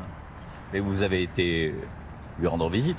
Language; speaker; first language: French; native; French